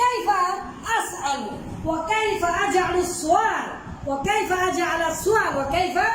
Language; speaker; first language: Arabic; non-native, fluent; Bangla